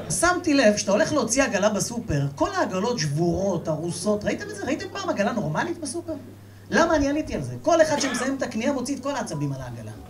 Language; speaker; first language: Hebrew; native; Hebrew